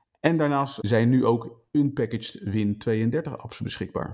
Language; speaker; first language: Dutch; native; Dutch